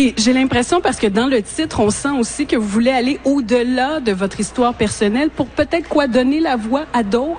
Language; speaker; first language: French; native; French